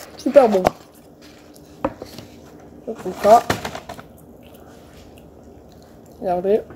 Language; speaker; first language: French; native; French